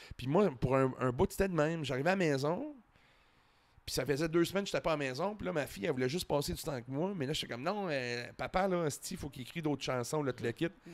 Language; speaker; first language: French; native; French